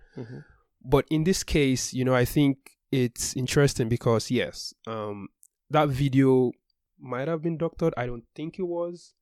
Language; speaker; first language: English; non-native, local second language; Yoruba